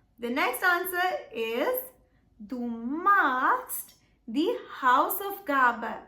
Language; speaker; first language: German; non-native, fluent; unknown